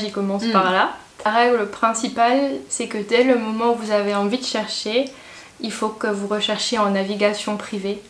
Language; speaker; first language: French; native; French